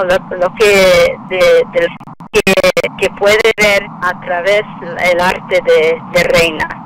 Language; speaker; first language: Spanish; non-native, fluent; English